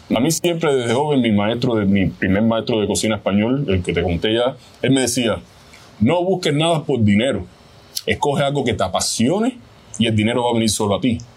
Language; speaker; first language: Spanish; native; Spanish